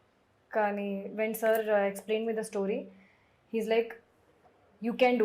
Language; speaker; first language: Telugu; non-native, local second language; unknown